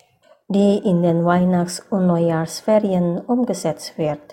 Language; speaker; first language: German; non-native, fluent; Indonesian